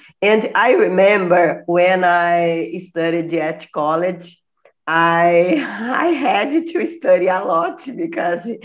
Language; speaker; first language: English; non-native, learner; Portuguese